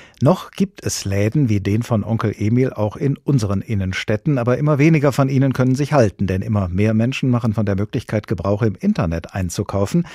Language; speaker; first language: German; native; German